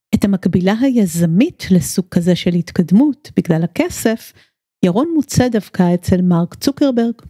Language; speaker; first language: Hebrew; native; Hebrew